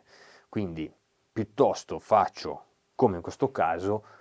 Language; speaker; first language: Italian; native; Italian